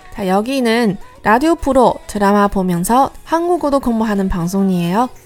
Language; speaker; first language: Korean; non-native, learner; Chinese